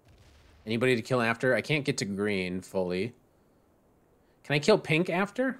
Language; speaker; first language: English; native; English